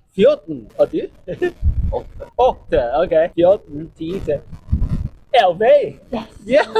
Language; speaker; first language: Norwegian; non-native, learner; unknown